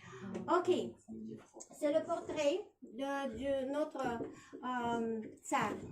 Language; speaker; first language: French; non-native, learner; Russian